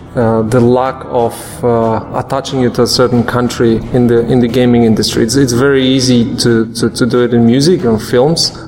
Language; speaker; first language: English; non-native, fluent; Polish